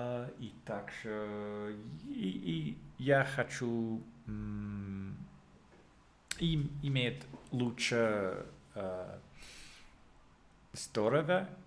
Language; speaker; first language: Russian; non-native, learner; English